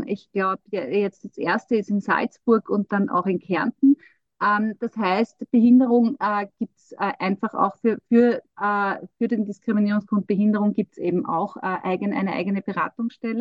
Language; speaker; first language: German; native; German